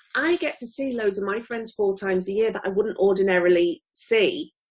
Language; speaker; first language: English; native; English